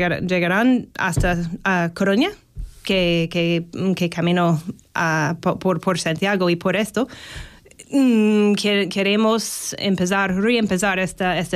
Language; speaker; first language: Spanish; non-native, fluent; English